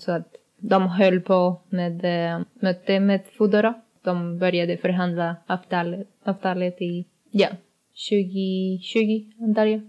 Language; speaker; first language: Swedish; non-native, learner; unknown